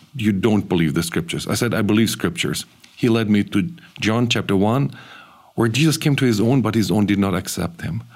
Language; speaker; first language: English; early bilingual, other home language; German